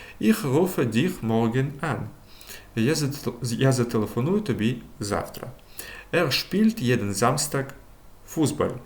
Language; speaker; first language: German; non-native, fluent; Ukrainian